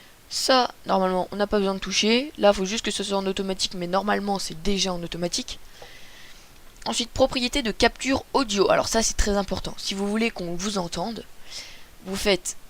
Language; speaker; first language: French; native; French